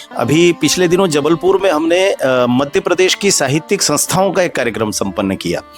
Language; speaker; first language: Hindi; native; Hindi